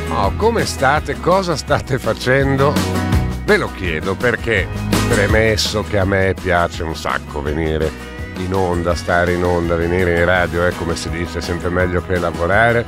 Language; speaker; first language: Italian; native; Italian